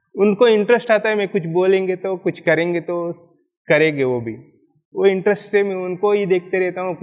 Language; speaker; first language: Hindi; non-native, local second language; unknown